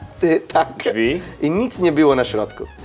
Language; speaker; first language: Polish; non-native, learner; Italian